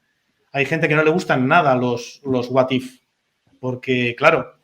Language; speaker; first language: Spanish; native; Spanish